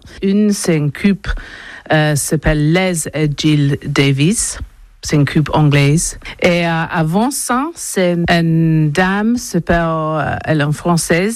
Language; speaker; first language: French; non-native, fluent; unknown